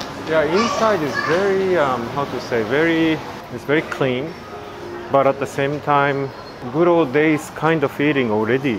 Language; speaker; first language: English; non-native, fluent; Japanese